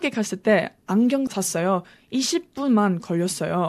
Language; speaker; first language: Korean; non-native, learner; English